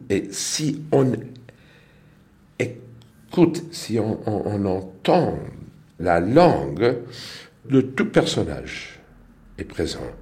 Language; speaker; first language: French; non-native, learner; English